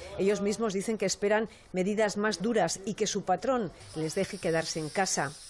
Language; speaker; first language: Spanish; native; Spanish